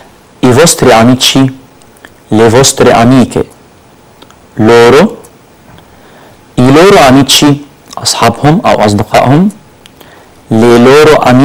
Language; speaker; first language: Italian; non-native, fluent; Arabic